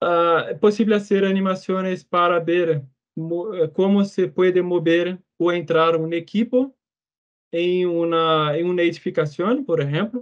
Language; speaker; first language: Spanish; non-native, fluent; Portuguese